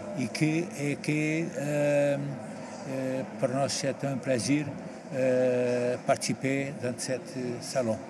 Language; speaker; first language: French; non-native, learner; Portuguese